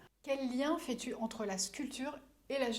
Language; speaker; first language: French; native; French